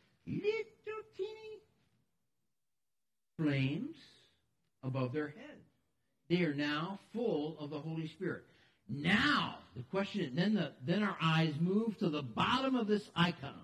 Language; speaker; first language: English; native; English